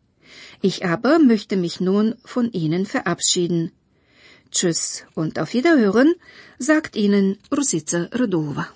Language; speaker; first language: German; non-native, fluent; Bulgarian